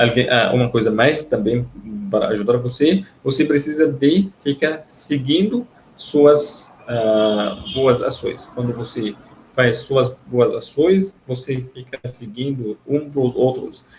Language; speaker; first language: Portuguese; non-native, learner; Arabic